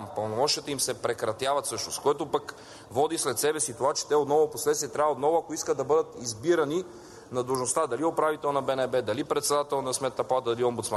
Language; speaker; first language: Bulgarian; native; Bulgarian